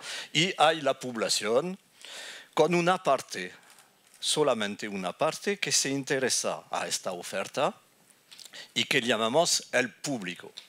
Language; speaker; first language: Spanish; non-native, fluent; French